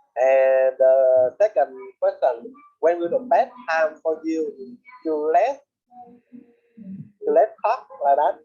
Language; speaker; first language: English; non-native, learner; Vietnamese